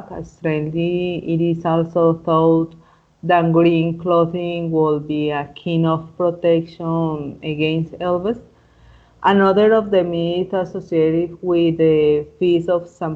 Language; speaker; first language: English; non-native, learner; Spanish